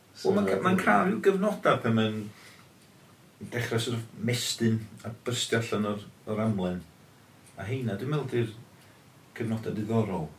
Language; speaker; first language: Welsh; early bilingual, heritage; Welsh